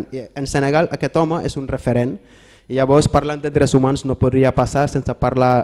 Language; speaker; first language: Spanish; non-native, fluent; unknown